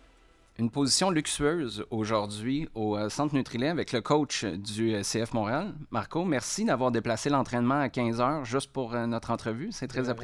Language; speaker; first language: French; native; French